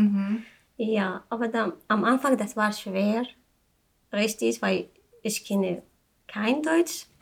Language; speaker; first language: German; non-native, learner; Arabic